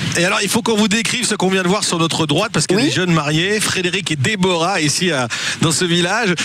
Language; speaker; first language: French; native; French